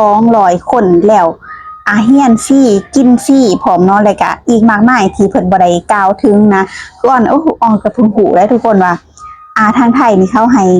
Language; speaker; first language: Thai; non-native, local second language; Northeastern Thai